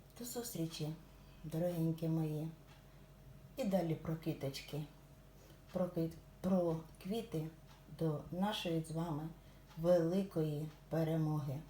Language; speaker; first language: Ukrainian; non-native, local second language; Russian